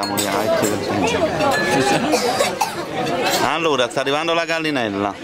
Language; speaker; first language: Italian; native; Italian